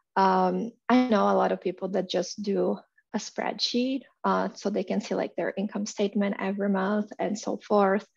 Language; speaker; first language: English; non-native, fluent; Portuguese